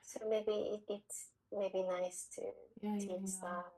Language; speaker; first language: English; non-native, learner; Japanese